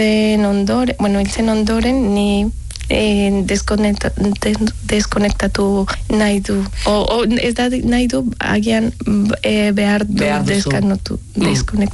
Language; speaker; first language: Basque; non-native, learner; Spanish